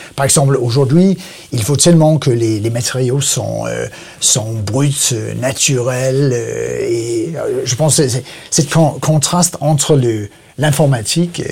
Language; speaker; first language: French; non-native, learner; Danish